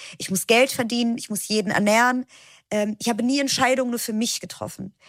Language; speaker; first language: German; early bilingual, other home language; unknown